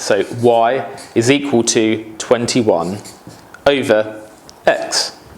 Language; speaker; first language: English; native; English